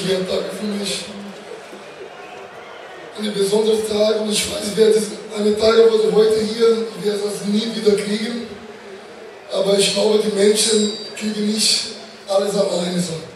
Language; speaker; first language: German; non-native, learner; Portuguese